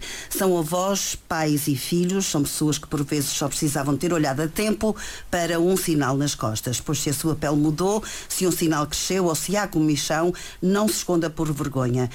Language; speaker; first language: Portuguese; native; Portuguese